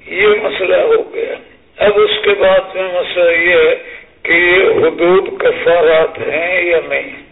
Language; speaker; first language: Urdu; native; Urdu